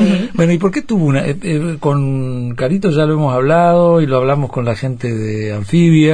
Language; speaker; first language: Spanish; native; Spanish